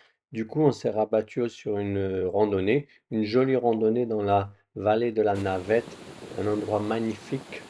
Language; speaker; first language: French; native; French